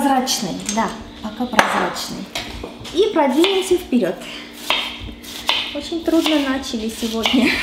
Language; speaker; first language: Russian; non-native, fluent; Armenian